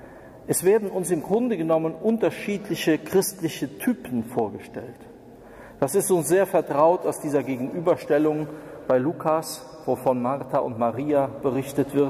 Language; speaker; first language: German; native; German